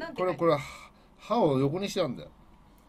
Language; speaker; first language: Japanese; native; Japanese